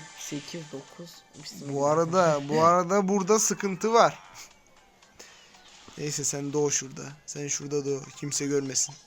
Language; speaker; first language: Turkish; native; Turkish